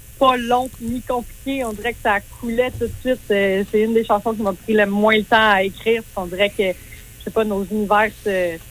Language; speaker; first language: French; native; French